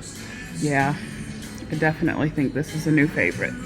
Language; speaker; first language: English; native; English